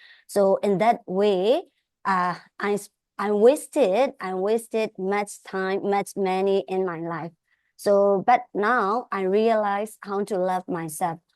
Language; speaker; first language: English; non-native, fluent; Burmese